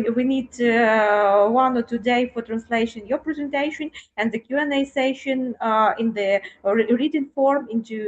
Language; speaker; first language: English; non-native, fluent; Ukrainian